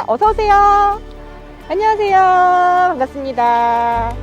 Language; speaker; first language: Korean; native; Korean